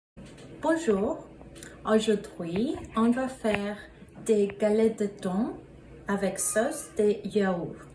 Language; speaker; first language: French; non-native, learner; Spanish